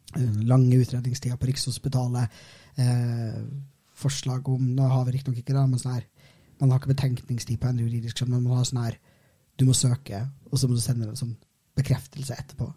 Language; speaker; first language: Norwegian; native; Norwegian